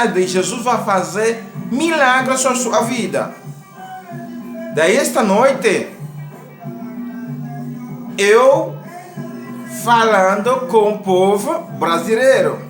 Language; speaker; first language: Portuguese; non-native, learner; Haitian Creole